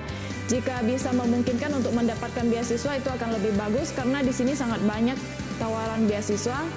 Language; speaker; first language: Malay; non-native, local second language; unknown